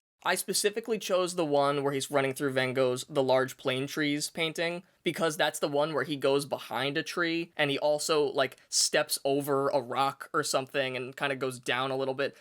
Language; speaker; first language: English; native; English